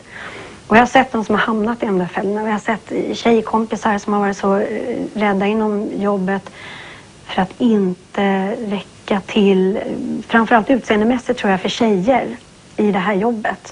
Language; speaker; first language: Swedish; native; Swedish